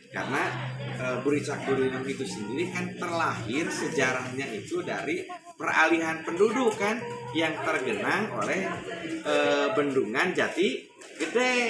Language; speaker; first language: Indonesian; non-native, local second language; Sundanese